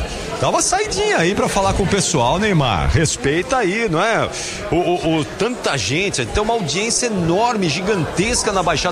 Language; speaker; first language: Portuguese; native; Portuguese